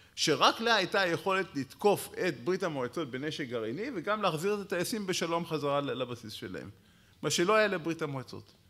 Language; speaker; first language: Hebrew; native; Hebrew